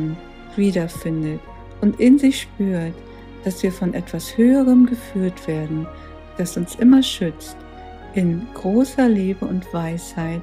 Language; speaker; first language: German; native; German